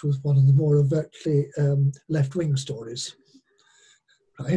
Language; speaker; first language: English; native; English